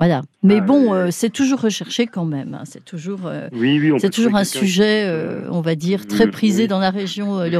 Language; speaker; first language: French; native; French